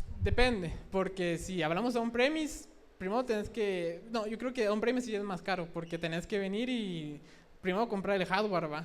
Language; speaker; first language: Spanish; native; Spanish